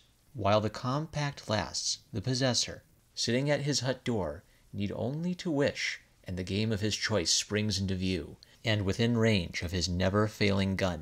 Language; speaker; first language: English; native; English